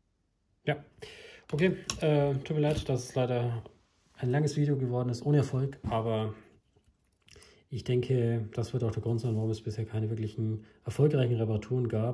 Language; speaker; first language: German; native; German